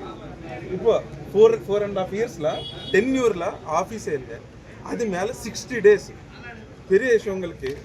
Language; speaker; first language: Tamil; non-native, local second language; Telugu